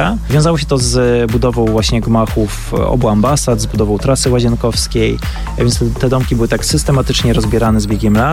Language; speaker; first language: Polish; native; Polish